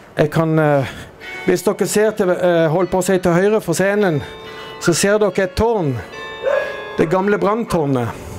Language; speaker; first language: Norwegian; native; Norwegian